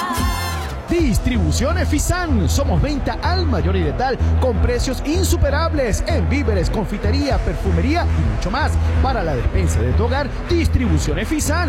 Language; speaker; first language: Spanish; native; Spanish